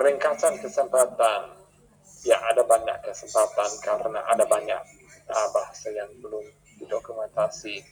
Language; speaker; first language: Indonesian; non-native, fluent; English